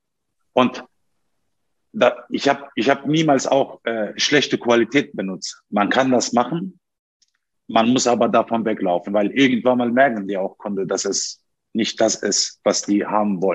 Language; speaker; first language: German; non-native, learner; Turkish